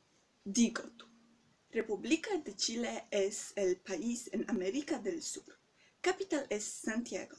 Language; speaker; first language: Spanish; non-native, learner; Polish